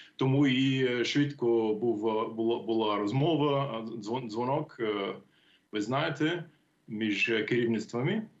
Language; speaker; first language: Ukrainian; non-native, fluent; English